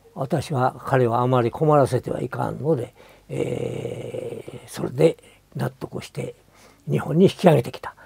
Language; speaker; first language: Japanese; native; Japanese